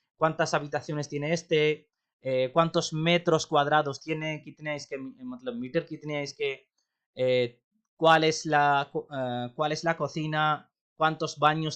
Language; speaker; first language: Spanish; non-native, fluent; Urdu